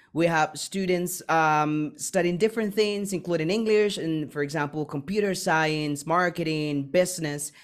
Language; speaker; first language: English; non-native, fluent; Spanish